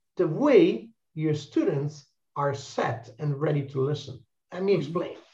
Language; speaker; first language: English; non-native, fluent; Italian